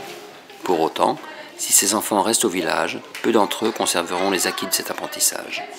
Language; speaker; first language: French; native; French